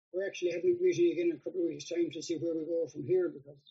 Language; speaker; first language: English; native; English